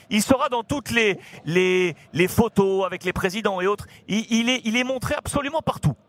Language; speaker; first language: French; native; French